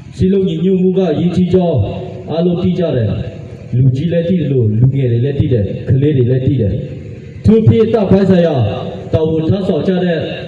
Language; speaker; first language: Burmese; non-native, local second language; Western Kayah